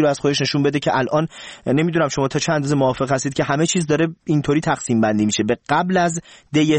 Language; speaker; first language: Persian; native; Persian